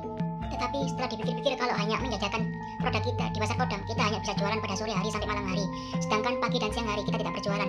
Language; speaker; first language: Indonesian; native; Indonesian